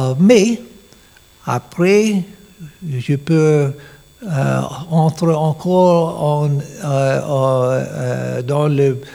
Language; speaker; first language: French; non-native, learner; English